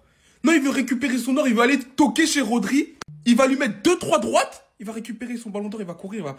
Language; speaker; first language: French; native; French